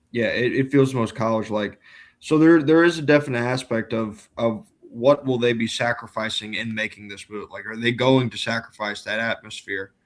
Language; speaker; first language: English; native; English